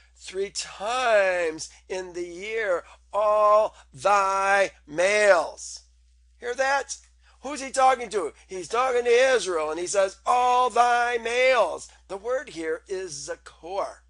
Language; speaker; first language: English; native; English